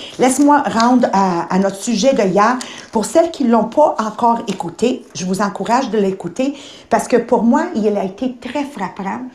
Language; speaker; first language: French; native; French